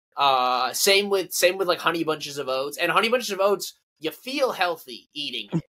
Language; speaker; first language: English; native; English